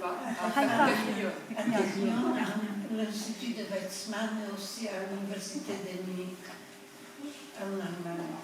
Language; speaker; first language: French; non-native, fluent; Polish